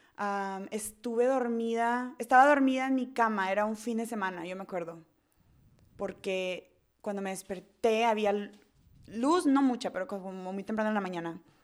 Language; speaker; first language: Spanish; early bilingual, heritage; Spanish